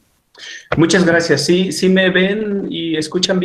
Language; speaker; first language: Spanish; native; Spanish